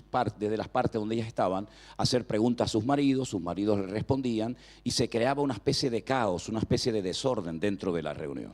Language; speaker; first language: Spanish; native; Spanish